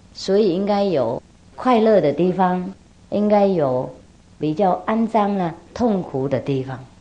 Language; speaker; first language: Chinese; non-native, fluent; Vietnamese